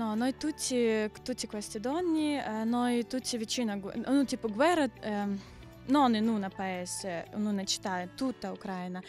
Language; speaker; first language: Italian; non-native, learner; Ukrainian